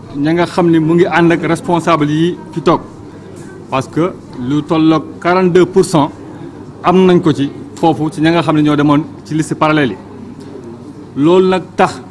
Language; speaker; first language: Wolof; non-native, local second language; Fula